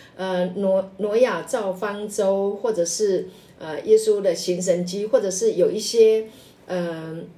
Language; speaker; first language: Chinese; non-native, local second language; Min Nan Chinese